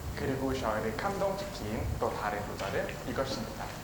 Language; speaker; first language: Korean; non-native, learner; Thai